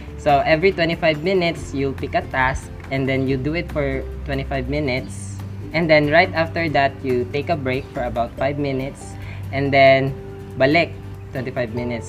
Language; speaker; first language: English; non-native, local second language; Cebuano